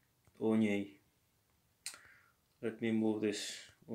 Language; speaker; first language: Russian; non-native, learner; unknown